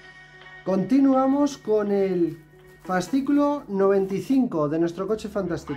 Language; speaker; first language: Spanish; native; Spanish